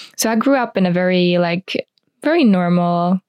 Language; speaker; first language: English; non-native, fluent; Finnish